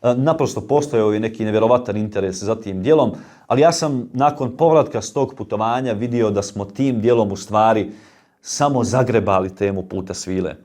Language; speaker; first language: Bosnian; native; Bosnian